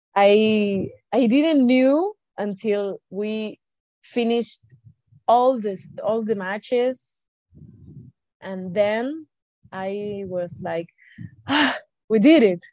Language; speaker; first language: English; non-native, fluent; Spanish